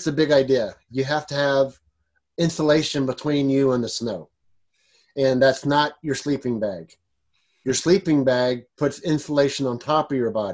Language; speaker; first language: English; native; English